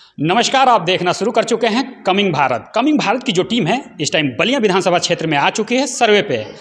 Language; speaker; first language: Hindi; native; Hindi